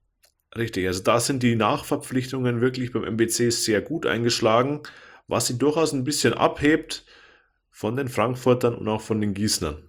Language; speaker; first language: German; native; German